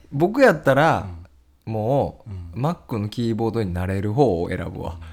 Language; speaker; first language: Japanese; native; Japanese